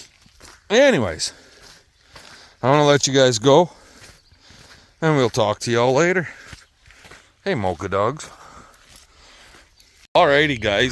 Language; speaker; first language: English; native; English